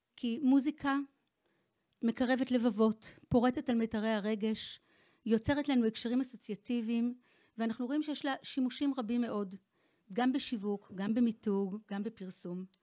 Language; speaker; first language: Hebrew; native; Hebrew